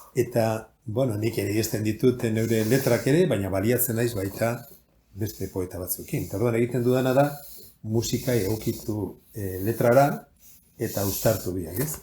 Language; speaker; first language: Basque; native; Basque